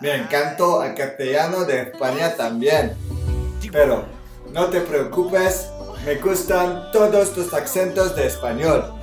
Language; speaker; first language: Spanish; non-native, fluent; French